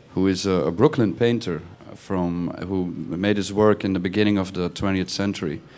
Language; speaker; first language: English; non-native, fluent; Dutch